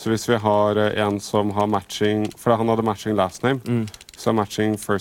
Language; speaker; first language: Norwegian; native; Norwegian